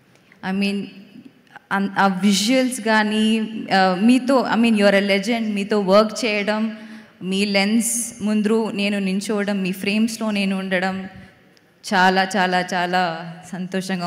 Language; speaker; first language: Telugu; non-native, fluent; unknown